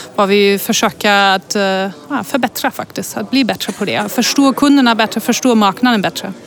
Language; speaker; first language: Swedish; non-native, fluent; German